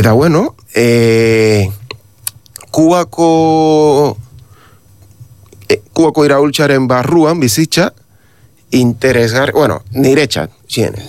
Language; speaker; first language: Basque; non-native, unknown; Spanish